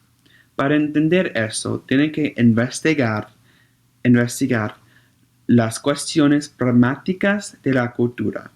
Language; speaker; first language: Spanish; non-native, learner; English